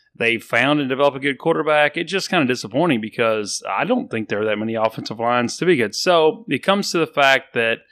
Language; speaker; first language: English; native; English